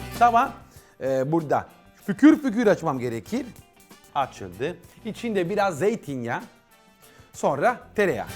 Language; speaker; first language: Turkish; non-native, learner; Italian